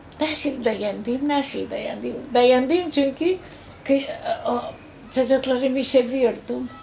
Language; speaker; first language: Turkish; non-native, local second language; Greek